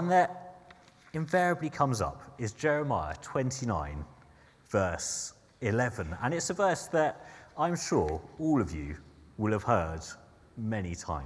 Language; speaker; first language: English; native; English